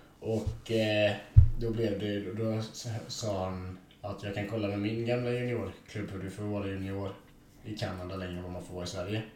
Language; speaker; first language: Swedish; native; Swedish